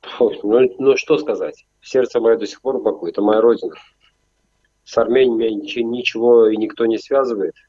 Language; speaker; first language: Russian; native; Russian